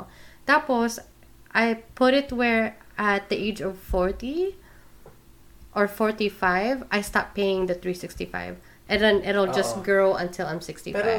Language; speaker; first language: English; non-native, local second language; Filipino